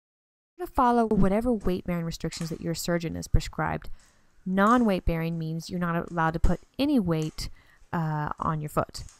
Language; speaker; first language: English; native; English